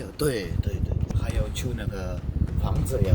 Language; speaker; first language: Chinese; non-native, fluent; Turkmen